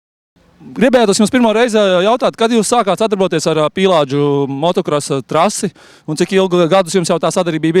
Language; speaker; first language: Latvian; native; Latvian